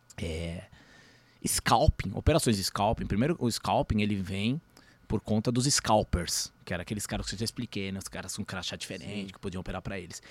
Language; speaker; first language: Portuguese; early bilingual, other home language; Spanish